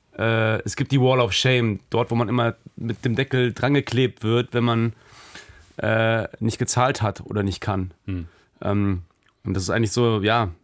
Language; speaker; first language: German; native; German